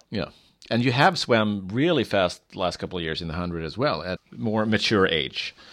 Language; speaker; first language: English; non-native, fluent; Swedish